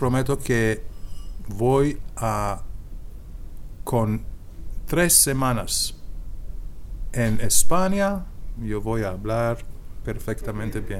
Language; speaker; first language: Spanish; non-native, learner; Hebrew